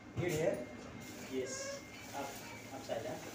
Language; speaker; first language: English; non-native, learner; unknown